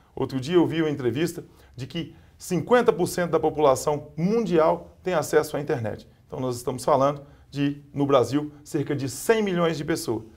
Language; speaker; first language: Portuguese; native; Portuguese